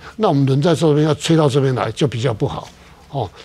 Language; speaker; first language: Chinese; native; Chinese